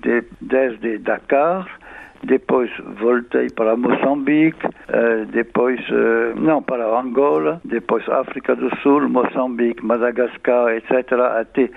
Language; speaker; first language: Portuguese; non-native, fluent; French